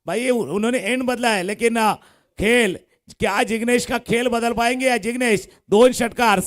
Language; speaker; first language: Hindi; non-native, local second language; Marathi